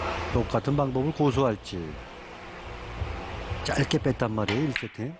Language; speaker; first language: Korean; native; Korean